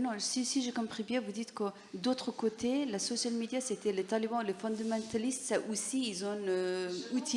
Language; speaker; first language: French; non-native, learner; Persian